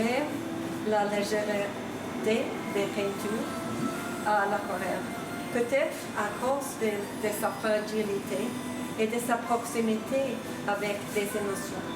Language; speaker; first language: French; non-native, fluent; Swedish